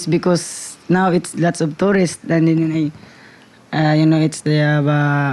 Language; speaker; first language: English; non-native, local second language; Surigaonon